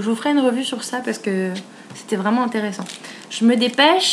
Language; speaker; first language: French; native; French